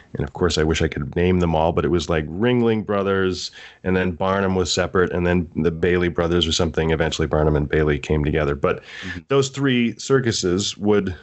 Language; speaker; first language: English; native; English